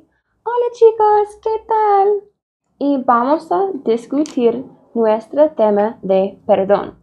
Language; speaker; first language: Spanish; non-native, fluent; English